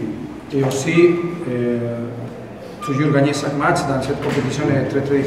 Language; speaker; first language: French; non-native, learner; Spanish